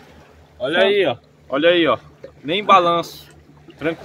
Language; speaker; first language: Portuguese; native; Portuguese